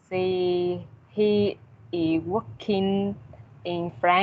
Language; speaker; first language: English; non-native, learner; Vietnamese